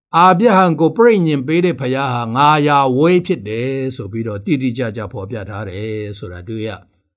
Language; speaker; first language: Burmese; non-native, local second language; Tedim Chin